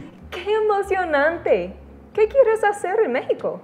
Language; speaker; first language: Spanish; non-native, learner; English